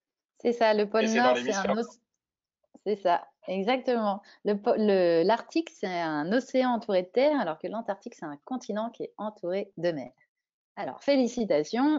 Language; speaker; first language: French; native; French